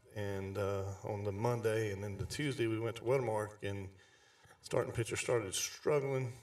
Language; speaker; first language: English; native; English